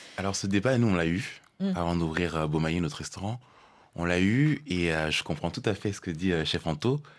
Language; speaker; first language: French; early bilingual, other home language; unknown